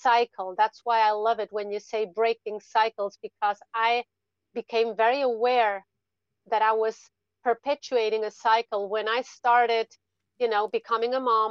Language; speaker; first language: English; non-native, fluent; German